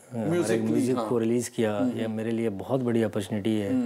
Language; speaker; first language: Hindi; native; Hindi